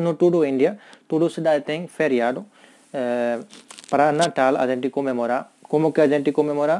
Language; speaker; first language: Portuguese; non-native, learner; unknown